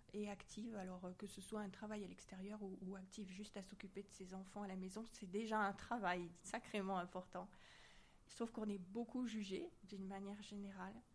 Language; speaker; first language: French; native; French